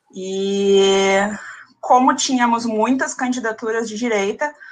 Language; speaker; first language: Portuguese; native; Portuguese